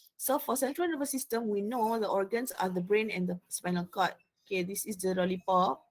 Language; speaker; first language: English; non-native, local second language; Malay